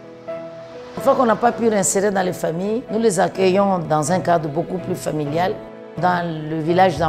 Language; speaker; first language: French; non-native, local second language; Swahili